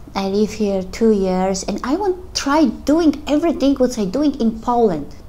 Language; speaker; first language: English; non-native, learner; Polish